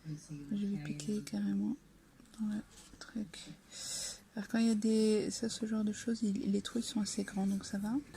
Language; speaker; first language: French; native; French